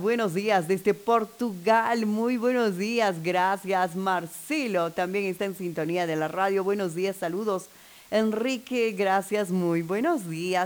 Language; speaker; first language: Spanish; native; Spanish